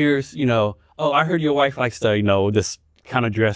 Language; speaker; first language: English; native; English